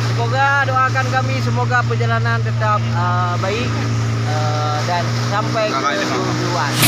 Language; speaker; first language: Malay; non-native, local second language; Achinese